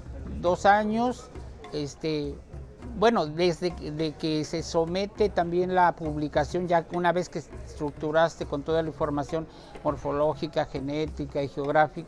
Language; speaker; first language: Spanish; native; Spanish